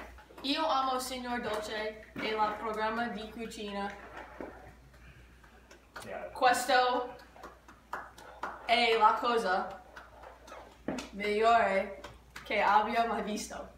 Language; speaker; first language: Italian; non-native, learner; English